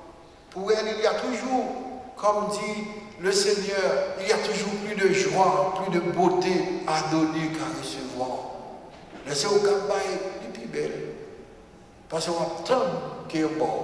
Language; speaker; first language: French; non-native, local second language; Haitian Creole